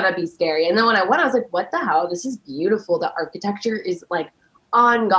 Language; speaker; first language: English; early bilingual, other home language; Persian